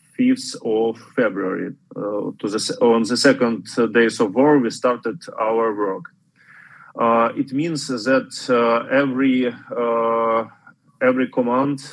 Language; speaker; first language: English; non-native, fluent; Ukrainian